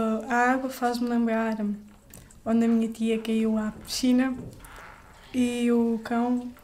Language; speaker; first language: Portuguese; early bilingual, heritage; Portuguese